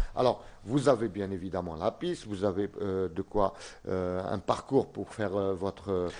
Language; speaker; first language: French; non-native, local second language; Arabic